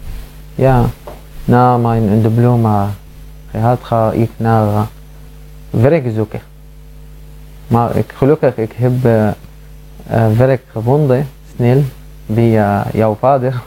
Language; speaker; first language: Dutch; non-native, learner; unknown